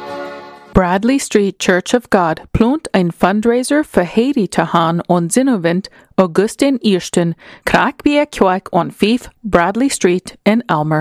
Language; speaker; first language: German; non-native, learner; Plautdietsch